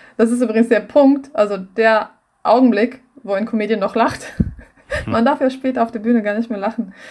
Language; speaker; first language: German; non-native, fluent; Russian